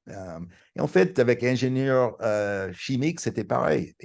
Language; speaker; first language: French; non-native, fluent; English